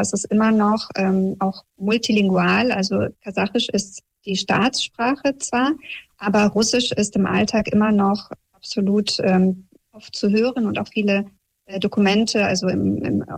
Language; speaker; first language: German; early bilingual, other home language; Russian